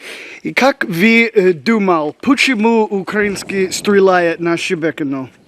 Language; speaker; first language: Russian; non-native, learner; English